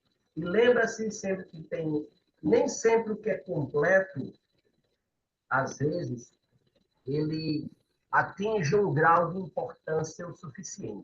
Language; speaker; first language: Portuguese; native; Portuguese